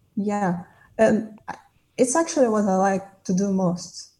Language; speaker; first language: English; non-native, fluent; Russian